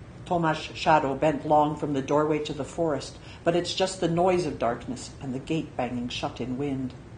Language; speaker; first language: English; native; English